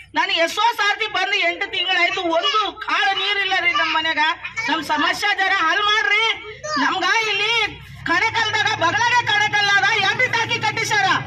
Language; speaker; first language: Kannada; native; Kannada